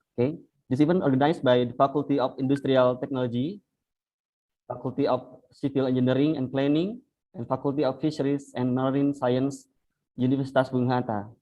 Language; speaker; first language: English; non-native, fluent; Indonesian